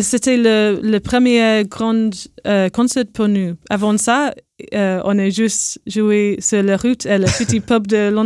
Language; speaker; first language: French; non-native, learner; English